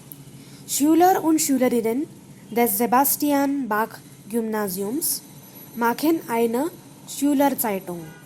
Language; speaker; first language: German; non-native, fluent; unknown